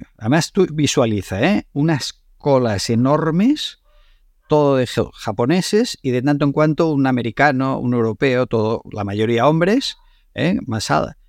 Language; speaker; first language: Spanish; non-native, local second language; Catalan